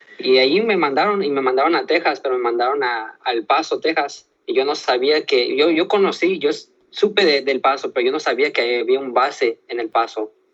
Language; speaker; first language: Spanish; early bilingual, heritage; Spanish